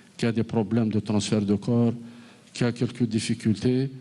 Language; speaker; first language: French; non-native, local second language; Arabic